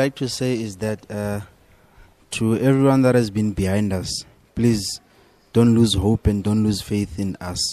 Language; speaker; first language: English; non-native, local second language; Zulu